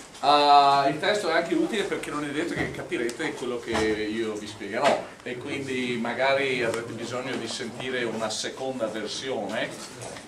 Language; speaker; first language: Italian; non-native, fluent; English